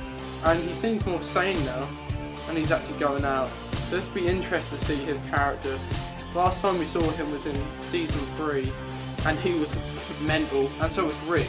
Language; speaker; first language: English; native; English